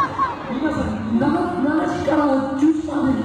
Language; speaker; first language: Japanese; non-native, learner; Korean